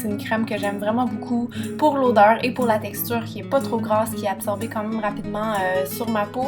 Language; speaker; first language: French; native; French